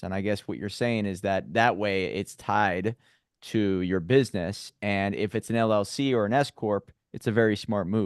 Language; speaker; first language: English; native; English